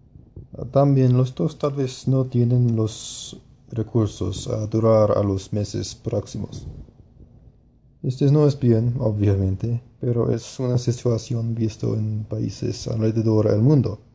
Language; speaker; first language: Spanish; non-native, learner; English